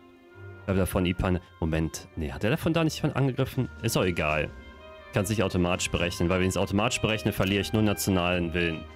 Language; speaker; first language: German; native; German